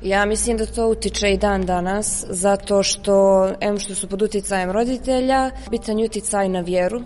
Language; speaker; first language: Croatian; native; Croatian